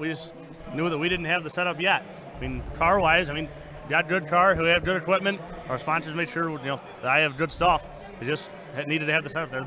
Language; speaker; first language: English; native; English